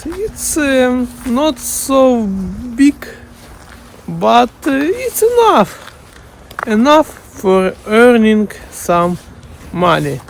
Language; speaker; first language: English; non-native, learner; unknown